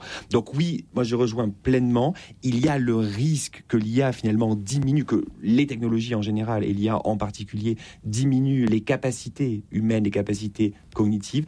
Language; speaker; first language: French; native; French